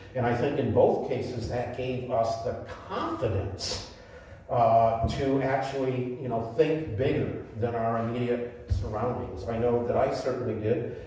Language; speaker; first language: English; native; English